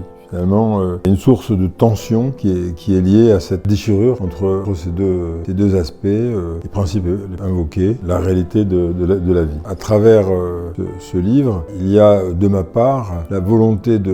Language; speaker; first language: French; native; French